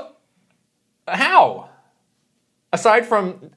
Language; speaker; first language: English; native; English